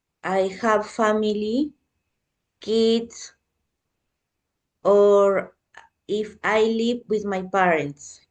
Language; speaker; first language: English; non-native, learner; Spanish